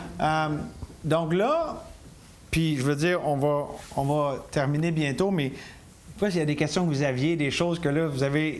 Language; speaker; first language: French; native; French